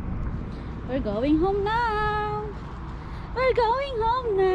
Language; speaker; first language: English; non-native, local second language; Cebuano